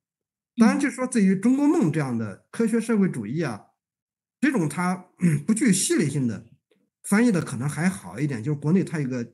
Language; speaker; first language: Chinese; native; Chinese